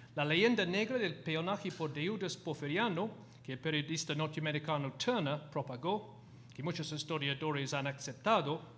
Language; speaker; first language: Spanish; non-native, fluent; English